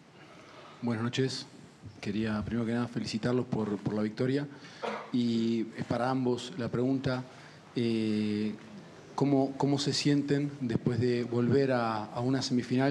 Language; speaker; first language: Spanish; native; Spanish